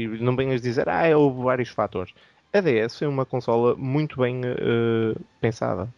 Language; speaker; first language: Portuguese; native; Portuguese